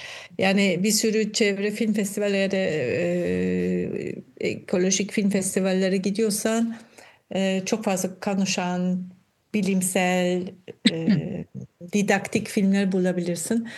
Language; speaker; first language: Turkish; non-native, fluent; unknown